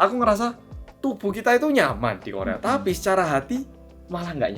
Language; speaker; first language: Indonesian; early bilingual, other home language; Korean